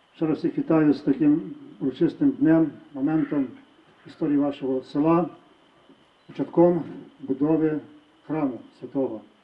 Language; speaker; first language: Ukrainian; native; Ukrainian